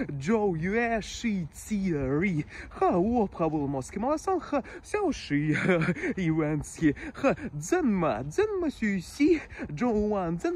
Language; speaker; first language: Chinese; non-native, learner; Russian